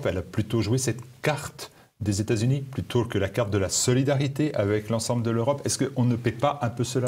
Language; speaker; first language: French; native; French